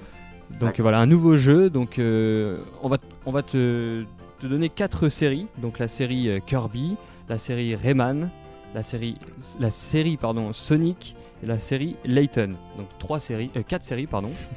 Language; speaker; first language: French; native; French